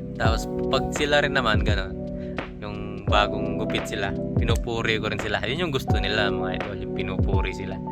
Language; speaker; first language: Filipino; non-native, local second language; Pampanga